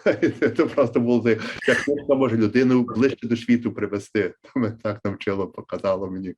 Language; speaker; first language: Ukrainian; early bilingual, heritage; Ukrainian